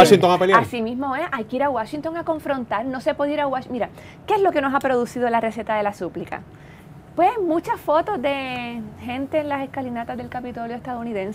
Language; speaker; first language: Spanish; native; Spanish